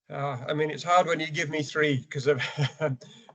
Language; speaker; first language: English; native; English